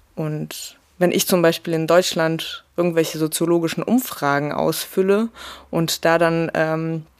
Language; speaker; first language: German; early bilingual, other home language; Russian